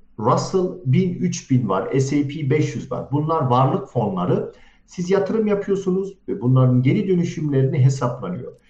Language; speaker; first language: Turkish; early bilingual, heritage; Turkish